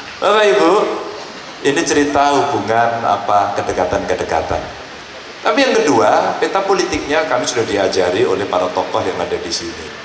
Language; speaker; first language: Indonesian; native; Indonesian